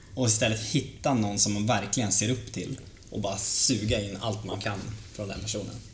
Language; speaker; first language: Swedish; native; Swedish